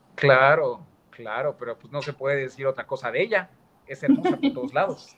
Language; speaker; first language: Spanish; native; Spanish